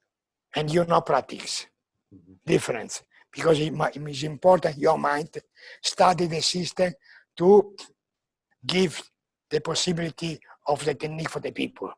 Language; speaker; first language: English; non-native, learner; Italian